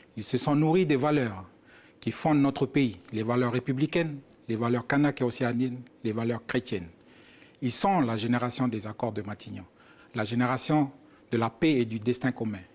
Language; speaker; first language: French; native; French